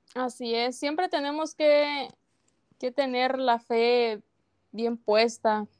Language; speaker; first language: Spanish; native; Spanish